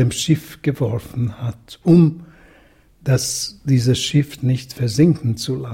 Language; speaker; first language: German; non-native, fluent; Hungarian